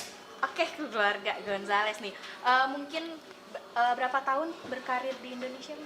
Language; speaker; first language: Indonesian; native; Indonesian